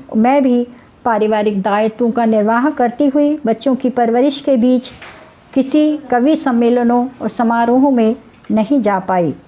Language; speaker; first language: Hindi; non-native, local second language; Gujarati